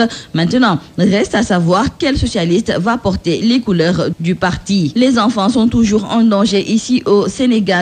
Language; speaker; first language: French; non-native, local second language; Wolof